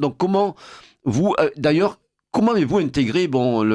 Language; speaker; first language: French; native; French